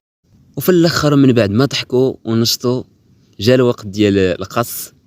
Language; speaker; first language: Arabic; native; Arabic